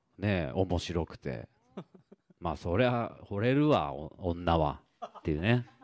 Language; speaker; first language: Japanese; native; Japanese